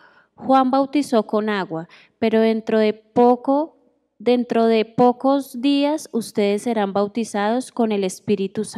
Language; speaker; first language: Spanish; native; Spanish